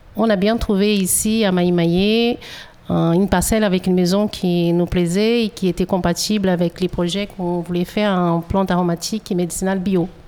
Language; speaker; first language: French; non-native, fluent; Portuguese